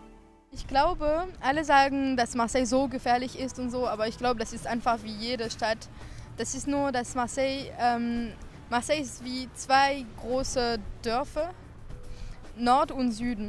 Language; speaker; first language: German; non-native, learner; French